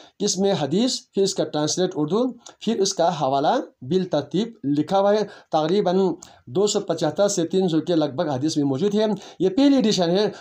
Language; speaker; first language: Urdu; non-native, local second language; Balti